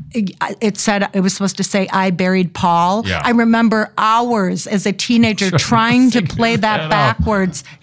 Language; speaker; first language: English; native; English